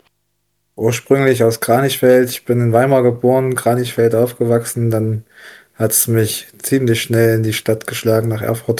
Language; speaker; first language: German; native; German